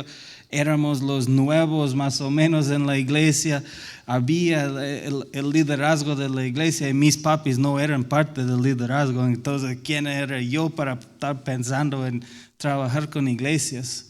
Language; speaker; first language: Spanish; non-native, fluent; English